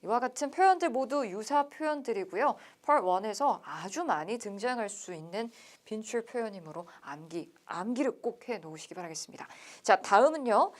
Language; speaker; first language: Korean; native; Korean